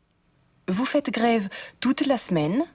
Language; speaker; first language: French; non-native, fluent; German